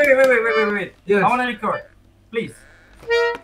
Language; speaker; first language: English; non-native, learner; Indonesian